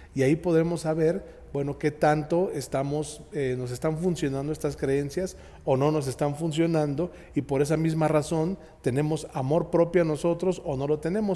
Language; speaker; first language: Spanish; native; Spanish